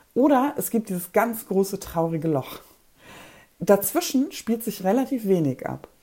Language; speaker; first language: German; early bilingual, other home language; Polish